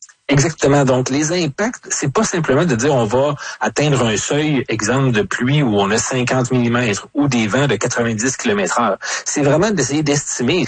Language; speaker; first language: French; native; French